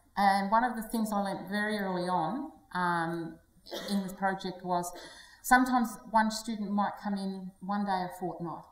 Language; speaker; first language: English; native; English